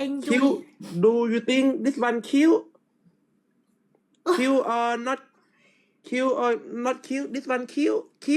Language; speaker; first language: English; non-native, learner; Thai